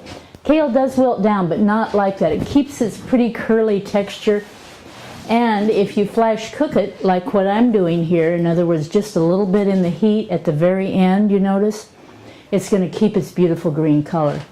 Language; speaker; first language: English; native; English